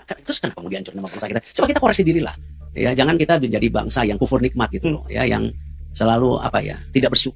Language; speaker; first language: Indonesian; native; Indonesian